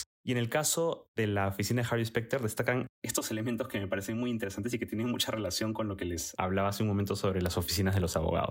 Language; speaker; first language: Spanish; native; Spanish